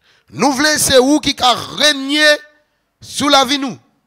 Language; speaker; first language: French; non-native, local second language; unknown